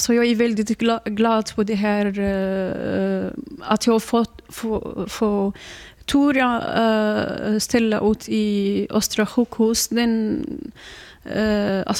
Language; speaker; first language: Swedish; non-native, learner; Arabic